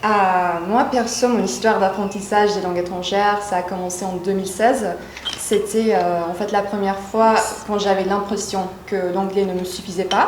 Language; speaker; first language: French; non-native, fluent; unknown